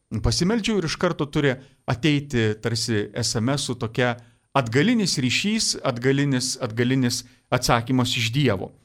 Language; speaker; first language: Lithuanian; native; Lithuanian